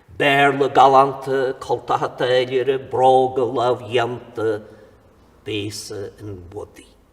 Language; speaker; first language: Irish; native; Irish